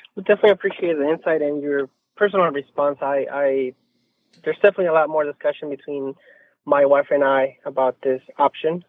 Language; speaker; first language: English; non-native, fluent; Spanish